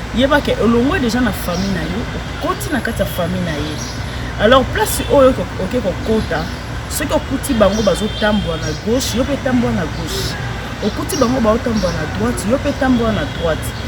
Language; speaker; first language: Lingala; native; Lingala